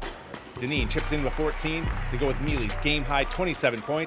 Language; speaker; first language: English; native; English